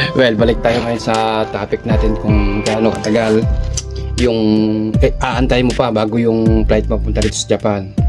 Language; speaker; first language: Filipino; native; Filipino